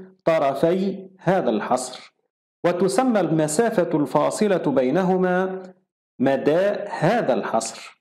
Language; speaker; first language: Arabic; native; Arabic